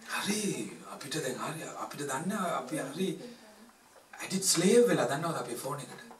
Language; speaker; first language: Sinhala; non-native, local second language; Tamil